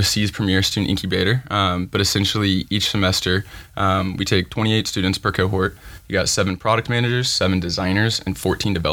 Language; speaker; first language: English; native; English